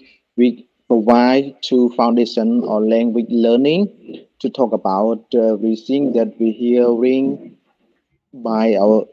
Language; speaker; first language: English; non-native, learner; Khmer